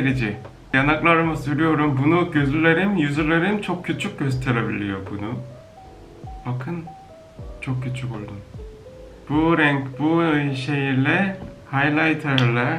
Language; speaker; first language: Turkish; non-native, learner; Korean